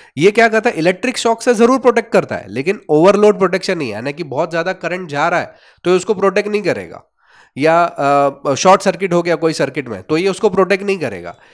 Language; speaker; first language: Hindi; non-native, local second language; Gujarati